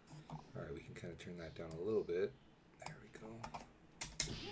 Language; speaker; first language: English; native; English